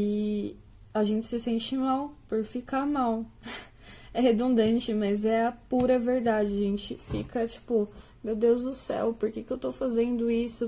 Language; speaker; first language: Portuguese; native; Portuguese